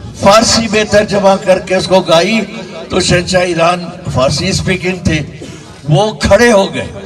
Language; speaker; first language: Urdu; non-native, local second language; Sindhi